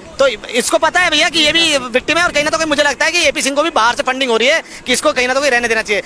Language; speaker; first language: Hindi; native; Hindi